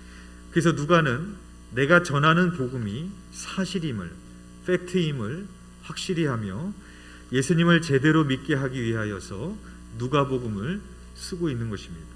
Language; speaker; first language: Korean; native; Korean